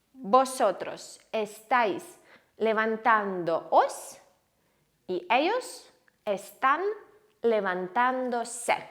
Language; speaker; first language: Spanish; non-native, fluent; Ukrainian